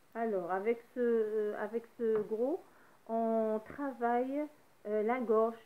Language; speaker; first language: French; non-native, local second language; Arabic